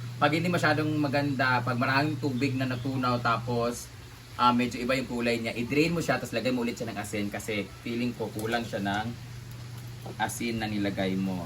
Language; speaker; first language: Filipino; non-native, local second language; Cebuano